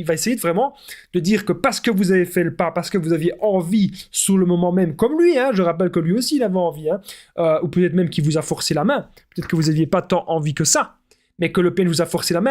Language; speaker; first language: French; native; French